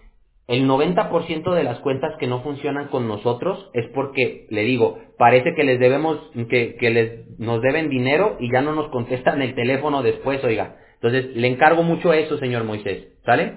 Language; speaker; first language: Spanish; native; Spanish